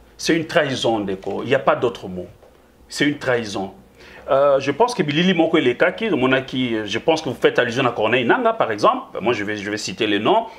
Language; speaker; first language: French; non-native, local second language; Lingala